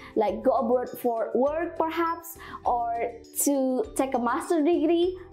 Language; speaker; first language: English; non-native, fluent; Indonesian